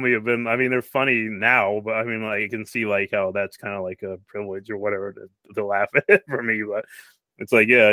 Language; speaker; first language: English; native; English